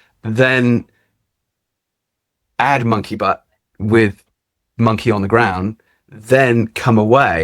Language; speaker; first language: English; native; English